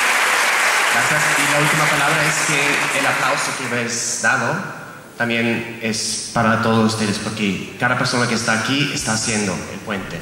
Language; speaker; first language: Spanish; non-native, fluent; German